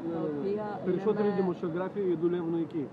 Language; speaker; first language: Greek; non-native, learner; Ukrainian